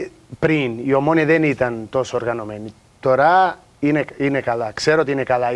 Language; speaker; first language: Greek; non-native, learner; Portuguese